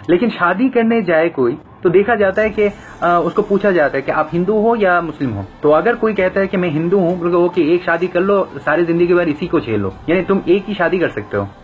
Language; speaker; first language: Hindi; non-native, fluent; Bangla